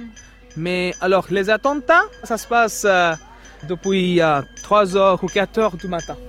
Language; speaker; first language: French; non-native, fluent; Bangla